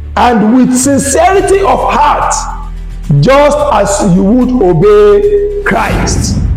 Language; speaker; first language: English; non-native, local second language; Yoruba